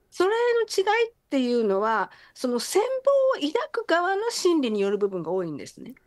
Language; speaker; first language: Japanese; native; Japanese